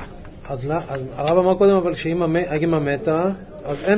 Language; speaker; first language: Hebrew; native; Hebrew